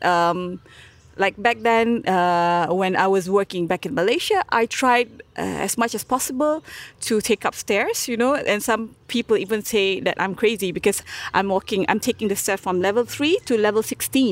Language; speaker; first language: English; non-native, local second language; Malay